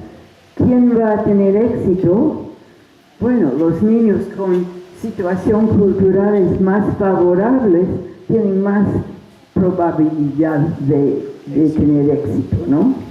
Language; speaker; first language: Spanish; non-native, fluent; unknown